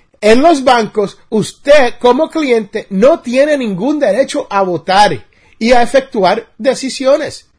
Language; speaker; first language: Spanish; native; Spanish